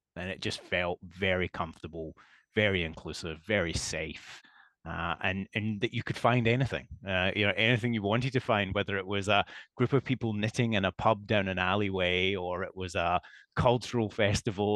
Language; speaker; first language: English; native; English